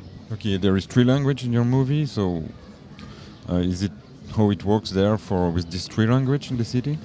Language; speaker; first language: English; non-native, learner; French